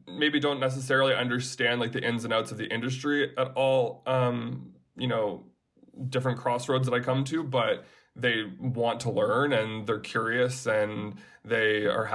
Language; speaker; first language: English; native; English